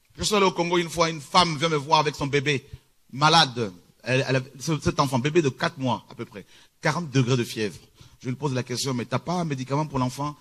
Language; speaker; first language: French; early bilingual, other home language; Lingala